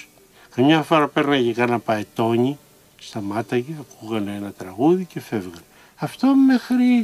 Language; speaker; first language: Greek; native; Greek